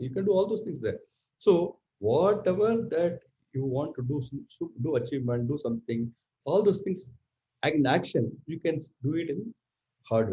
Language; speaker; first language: English; non-native, local second language; Tamil